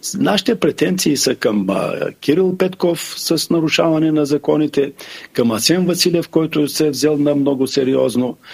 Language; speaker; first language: Bulgarian; non-native, local second language; Turkish